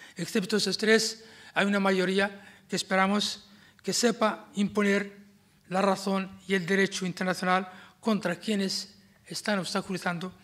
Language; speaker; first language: Spanish; non-native, fluent; Arabic